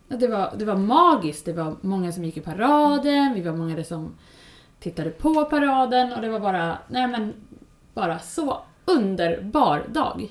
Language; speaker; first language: Swedish; native; Swedish